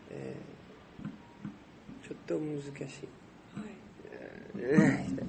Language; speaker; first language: Japanese; non-native, learner; French